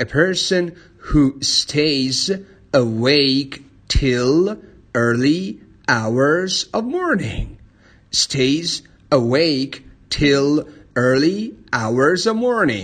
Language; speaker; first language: English; non-native, fluent; Persian